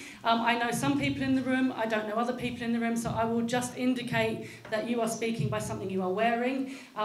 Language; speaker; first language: English; native; English